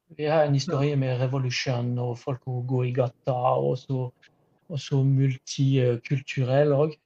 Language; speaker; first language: Norwegian; non-native, fluent; French